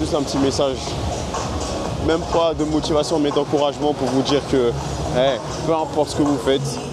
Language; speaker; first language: French; native; French